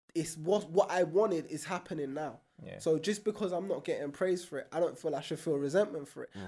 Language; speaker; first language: English; native; English